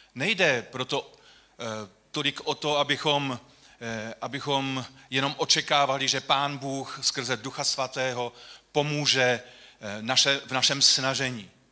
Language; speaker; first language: Czech; non-native, local second language; Polish